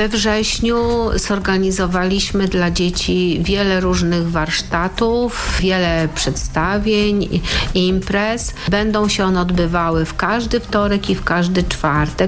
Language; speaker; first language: Polish; native; Polish